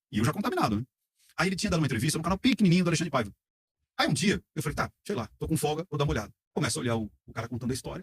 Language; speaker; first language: Portuguese; native; Portuguese